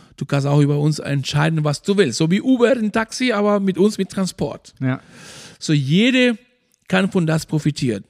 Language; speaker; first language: German; non-native, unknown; Spanish